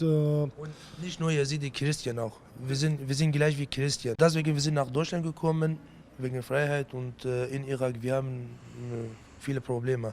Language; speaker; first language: German; non-native, learner; Kurdish